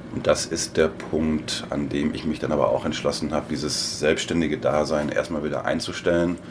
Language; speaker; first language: German; native; German